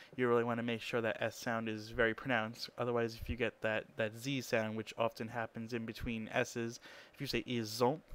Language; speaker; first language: English; native; English